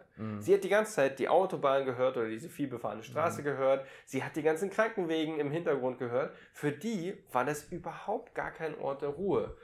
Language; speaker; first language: German; native; German